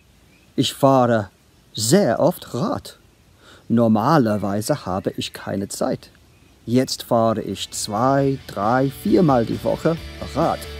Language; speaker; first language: German; non-native, fluent; English